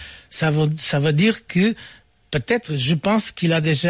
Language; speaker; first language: French; non-native, fluent; Portuguese